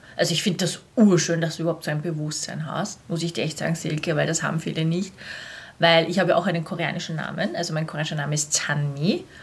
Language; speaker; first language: German; native; German